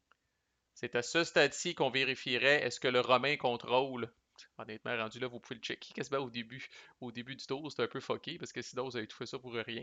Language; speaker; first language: French; native; French